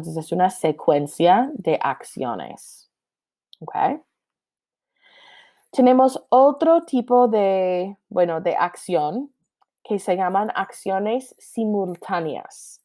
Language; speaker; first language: Spanish; non-native, fluent; English